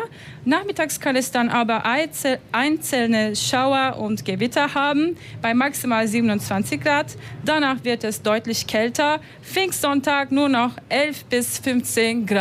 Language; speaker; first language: German; non-native, learner; Turkish